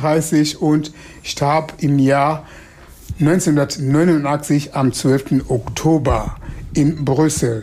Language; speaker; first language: German; non-native, fluent; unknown